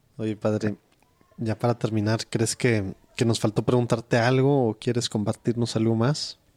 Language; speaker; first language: Spanish; native; Spanish